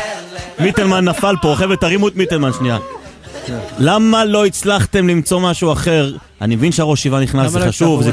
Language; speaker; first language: Hebrew; native; Hebrew